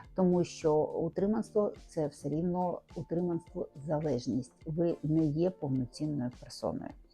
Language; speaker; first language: Ukrainian; native; Ukrainian